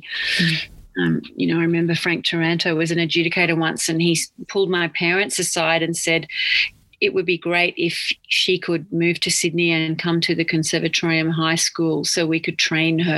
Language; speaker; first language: English; native; English